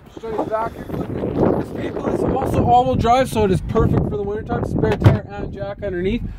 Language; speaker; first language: English; native; English